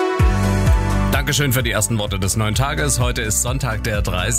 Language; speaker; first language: German; native; German